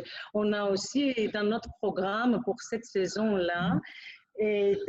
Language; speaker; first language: French; non-native, fluent; Greek